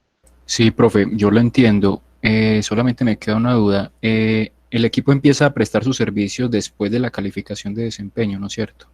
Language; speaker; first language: Spanish; native; Spanish